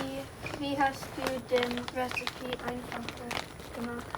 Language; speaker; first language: German; non-native, learner; English